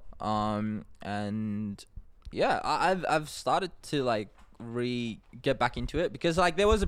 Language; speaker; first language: English; non-native, local second language; Sinhala